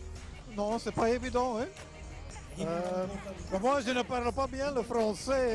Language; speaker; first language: French; non-native, local second language; Dutch